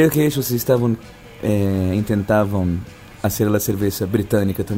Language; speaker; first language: Spanish; non-native, fluent; Portuguese